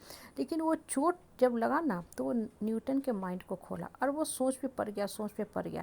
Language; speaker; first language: Hindi; native; Hindi